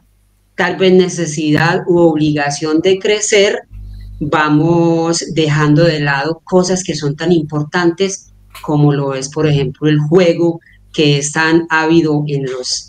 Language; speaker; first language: Spanish; native; Spanish